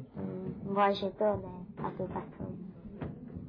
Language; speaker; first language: French; non-native, learner; English